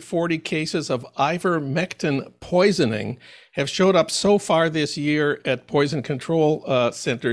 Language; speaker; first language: English; native; English